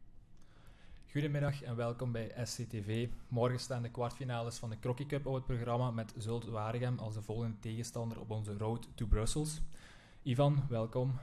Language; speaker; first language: Dutch; native; Dutch